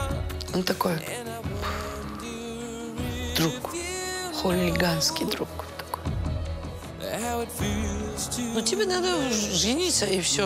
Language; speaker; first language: Russian; non-native, fluent; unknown